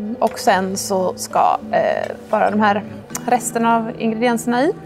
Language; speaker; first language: Swedish; native; Swedish